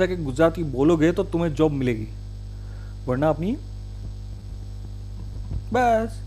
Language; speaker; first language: Hindi; native; Hindi